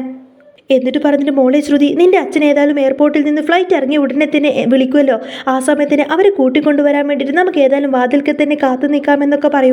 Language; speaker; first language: Malayalam; native; Malayalam